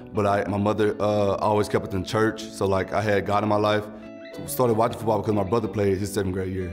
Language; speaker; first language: English; native; English